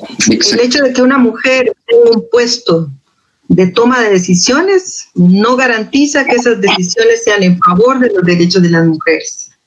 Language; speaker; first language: Spanish; native; Spanish